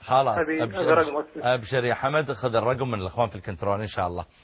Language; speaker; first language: Arabic; native; Arabic